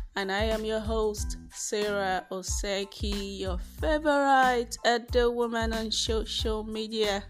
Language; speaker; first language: English; non-native, local second language; Bini